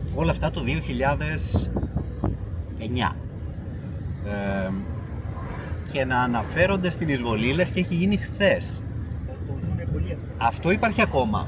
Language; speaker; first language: Greek; native; Greek